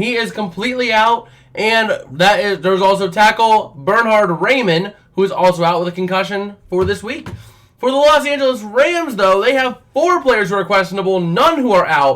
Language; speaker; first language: English; native; English